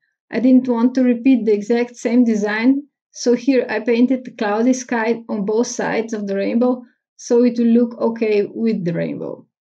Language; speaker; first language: English; non-native, fluent; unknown